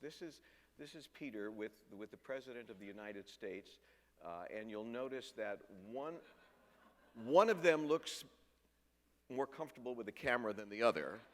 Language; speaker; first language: English; native; English